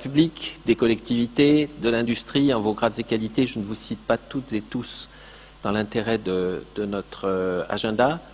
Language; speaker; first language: French; native; French